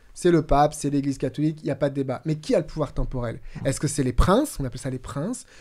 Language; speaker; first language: French; native; French